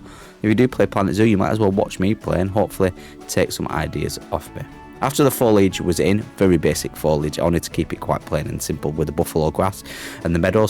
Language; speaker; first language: English; native; English